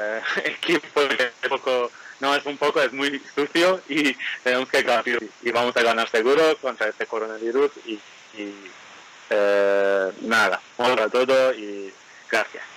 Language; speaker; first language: Spanish; non-native, fluent; Persian